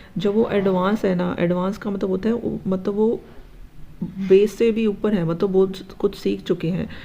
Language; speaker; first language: Hindi; native; Hindi